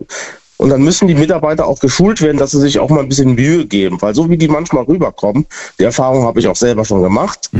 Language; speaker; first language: German; native; German